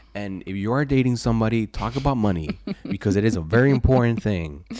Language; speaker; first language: English; early bilingual, other home language; Spanish